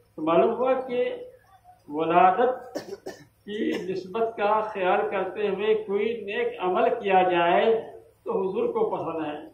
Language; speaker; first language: Urdu; native; Urdu